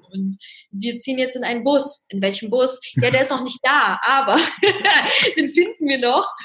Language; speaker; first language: German; early bilingual, other home language; Russian